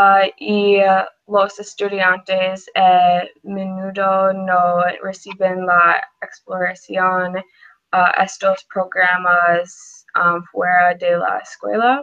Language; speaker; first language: Spanish; non-native, learner; English